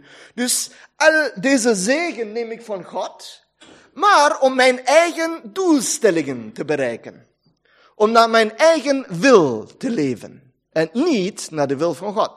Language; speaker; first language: Dutch; non-native, fluent; German